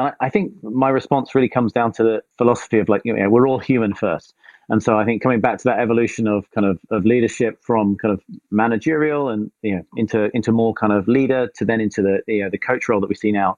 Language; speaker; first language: English; native; English